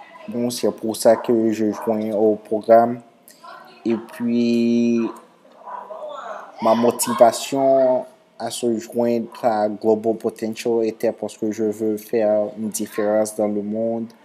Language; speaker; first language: French; non-native, local second language; Haitian Creole